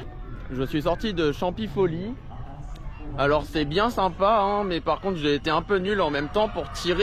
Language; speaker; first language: French; native; French